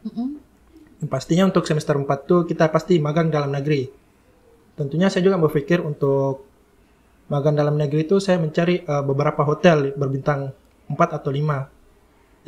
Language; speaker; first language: Indonesian; native; Indonesian